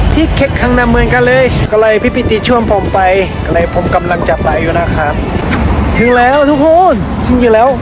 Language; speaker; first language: Thai; non-native, fluent; Korean